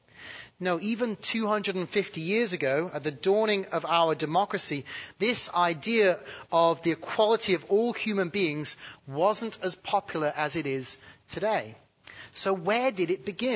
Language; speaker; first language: English; native; English